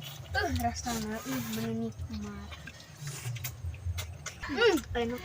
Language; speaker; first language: Indonesian; non-native, local second language; Sundanese